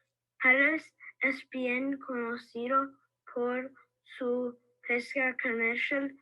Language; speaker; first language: Spanish; non-native, learner; English